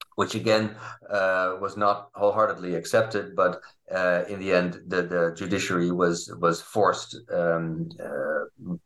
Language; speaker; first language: English; non-native, fluent; Dutch